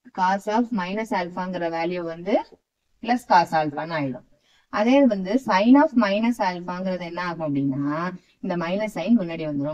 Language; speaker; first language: Tamil; native; Tamil